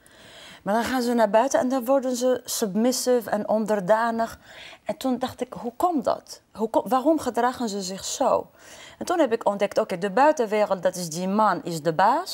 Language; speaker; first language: Dutch; non-native, fluent; Arabic